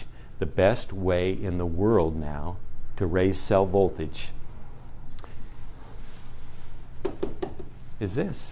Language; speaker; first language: English; native; English